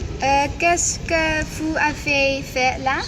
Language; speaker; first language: French; non-native, learner; Dutch